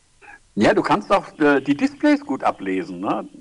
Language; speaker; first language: German; native; German